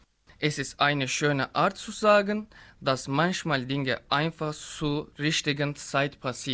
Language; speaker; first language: German; non-native, learner; Turkish